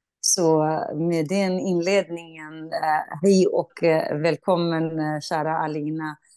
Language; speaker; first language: Swedish; non-native, fluent; Kurdish